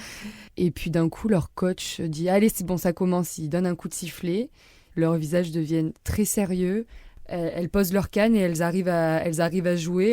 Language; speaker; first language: French; native; French